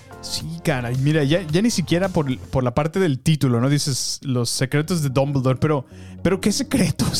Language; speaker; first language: Spanish; native; Spanish